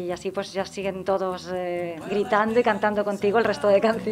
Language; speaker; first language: Spanish; native; Spanish